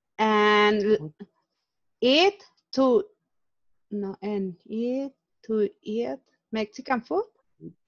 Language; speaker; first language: English; non-native, learner; Spanish